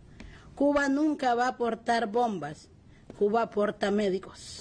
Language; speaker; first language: Spanish; native; Spanish